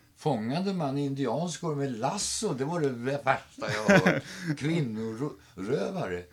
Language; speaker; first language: Swedish; native; Swedish